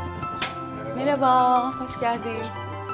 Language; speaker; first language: Turkish; native; Turkish